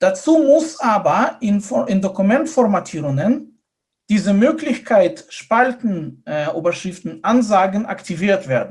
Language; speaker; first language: German; non-native, fluent; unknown